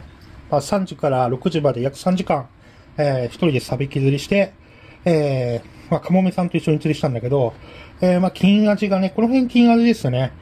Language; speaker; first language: Japanese; native; Japanese